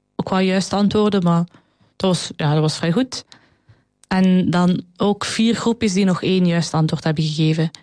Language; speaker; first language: Dutch; native; Dutch